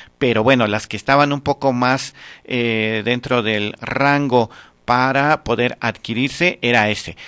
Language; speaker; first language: Spanish; native; Spanish